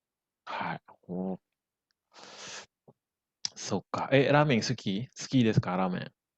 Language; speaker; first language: Japanese; non-native, fluent; Indonesian